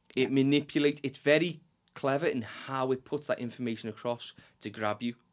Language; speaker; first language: English; native; English